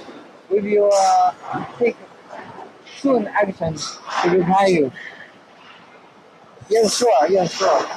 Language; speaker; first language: English; non-native, learner; Chinese